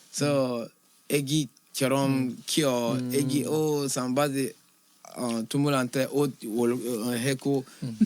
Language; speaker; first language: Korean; non-native, learner; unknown